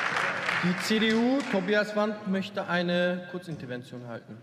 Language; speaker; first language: German; native; German